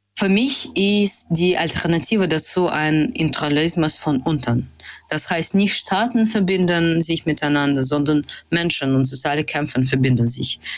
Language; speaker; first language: German; non-native, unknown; Russian